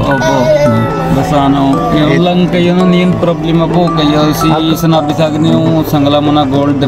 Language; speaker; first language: Filipino; non-native, learner; Punjabi